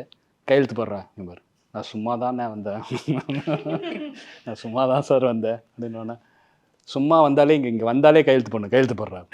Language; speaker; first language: Tamil; native; Tamil